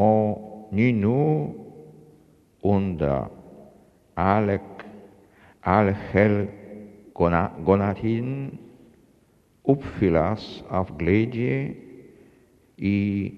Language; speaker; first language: Swedish; non-native, learner; Polish